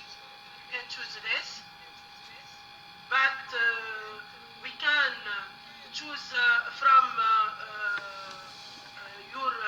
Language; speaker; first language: English; non-native, learner; Arabic